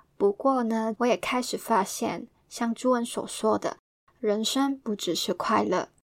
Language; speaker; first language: Chinese; non-native, local second language; Cantonese